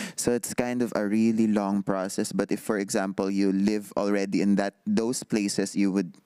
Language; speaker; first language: English; non-native, local second language; Filipino